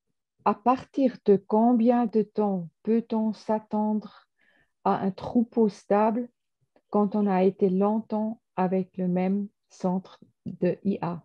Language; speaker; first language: French; non-native, fluent; German